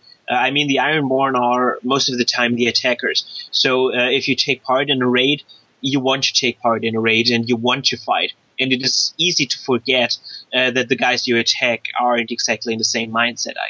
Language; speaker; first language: English; non-native, fluent; German